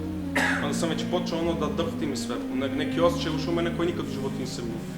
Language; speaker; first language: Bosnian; early bilingual, heritage; Bosnian